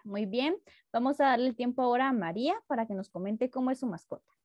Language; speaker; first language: Spanish; native; Spanish